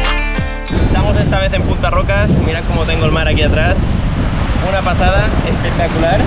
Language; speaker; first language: Spanish; native; Spanish